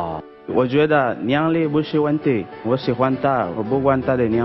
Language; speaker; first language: Chinese; non-native, learner; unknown